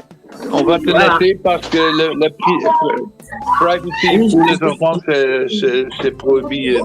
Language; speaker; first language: French; non-native, fluent; Dutch